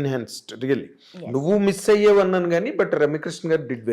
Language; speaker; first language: Telugu; native; Telugu